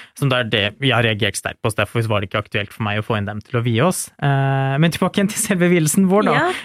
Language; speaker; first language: Norwegian; early bilingual, other home language; Urdu